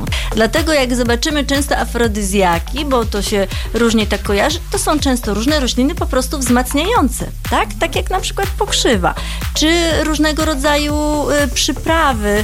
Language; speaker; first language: Polish; native; Polish